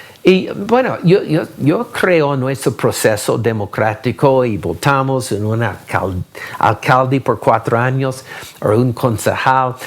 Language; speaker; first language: Spanish; non-native, fluent; English